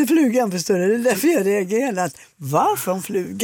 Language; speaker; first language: Swedish; native; Swedish